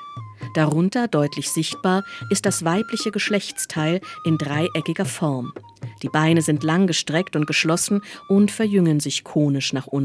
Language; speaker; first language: German; native; German